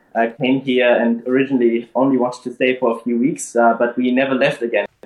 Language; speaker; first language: English; early bilingual, other home language; German